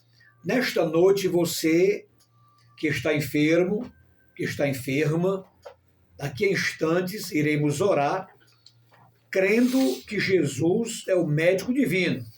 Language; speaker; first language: Portuguese; native; Portuguese